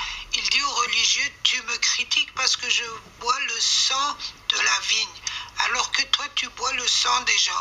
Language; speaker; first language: French; non-native, fluent; Persian